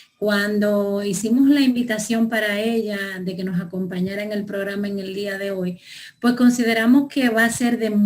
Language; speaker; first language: Spanish; native; Spanish